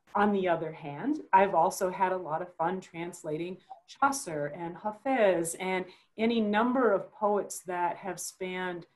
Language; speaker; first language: English; native; English